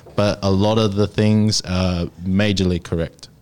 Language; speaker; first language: English; native; English